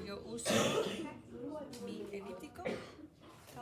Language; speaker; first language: Spanish; non-native, fluent; English